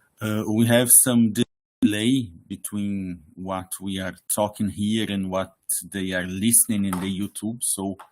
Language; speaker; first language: English; non-native, fluent; Portuguese